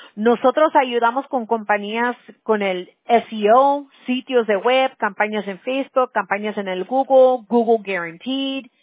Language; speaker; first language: Spanish; early bilingual, heritage; Spanish